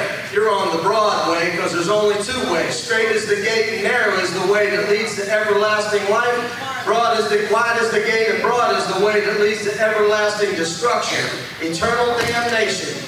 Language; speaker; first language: English; native; English